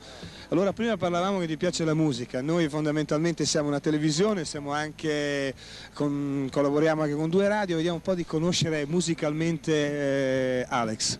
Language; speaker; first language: Italian; native; Italian